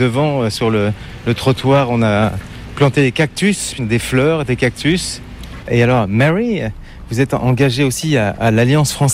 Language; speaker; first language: French; native; French